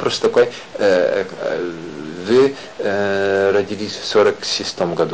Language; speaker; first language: Russian; non-native, learner; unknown